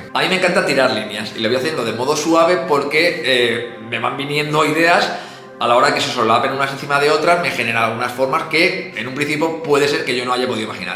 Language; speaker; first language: Spanish; native; Spanish